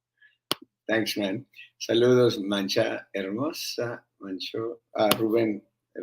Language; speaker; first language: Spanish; early bilingual, heritage; Spanish